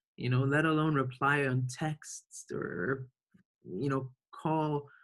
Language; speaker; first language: English; early bilingual, other home language; Arabic